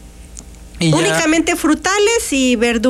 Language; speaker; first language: Spanish; native; Spanish